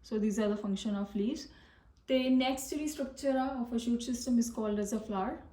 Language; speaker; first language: English; non-native, local second language; Punjabi